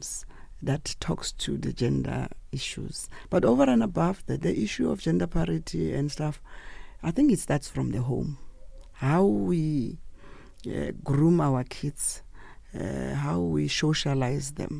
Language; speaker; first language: English; non-native, local second language; Tswana